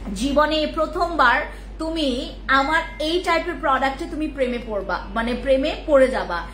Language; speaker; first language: Bangla; non-native, local second language; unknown